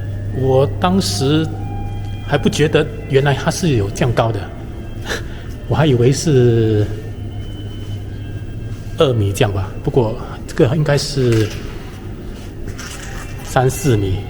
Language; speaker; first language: Chinese; native; Chinese